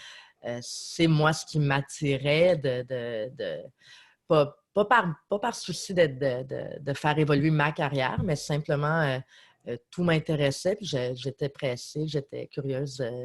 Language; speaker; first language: French; native; French